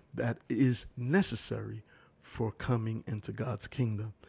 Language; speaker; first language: English; early bilingual, other home language; Spanish